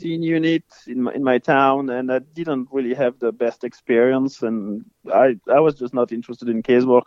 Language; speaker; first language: English; non-native, fluent; French